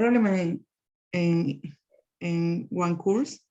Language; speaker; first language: English; non-native, learner; Spanish